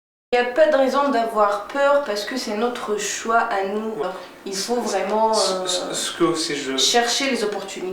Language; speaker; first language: French; non-native, local second language; Arabic